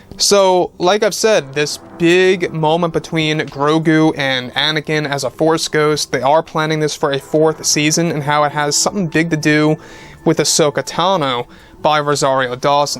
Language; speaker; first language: English; native; English